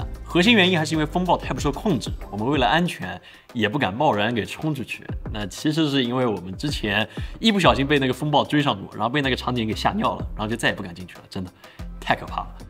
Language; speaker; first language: Chinese; native; Chinese